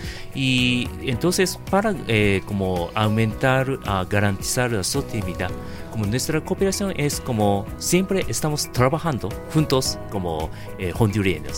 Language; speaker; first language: Spanish; non-native, learner; Japanese